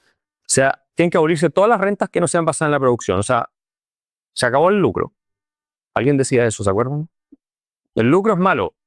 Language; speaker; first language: Spanish; native; Spanish